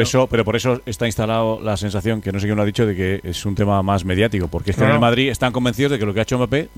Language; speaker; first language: Spanish; native; Spanish